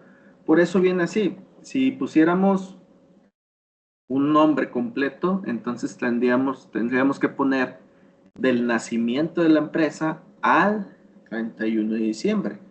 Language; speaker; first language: Spanish; native; Spanish